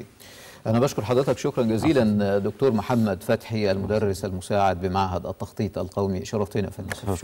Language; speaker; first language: Arabic; native; Arabic